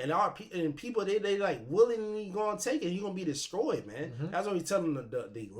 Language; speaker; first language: English; native; English